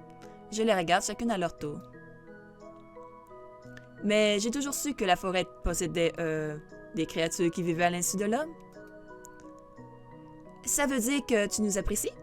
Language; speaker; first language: French; native; French